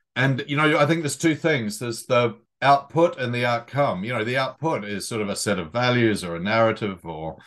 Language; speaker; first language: English; native; English